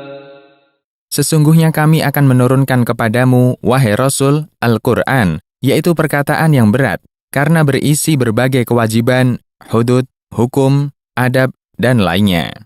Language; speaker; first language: Indonesian; native; Indonesian